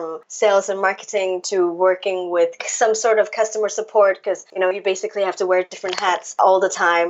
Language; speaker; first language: English; non-native, local second language; Cantonese